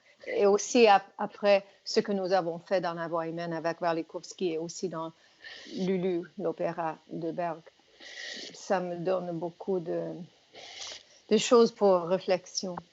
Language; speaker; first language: French; non-native, fluent; English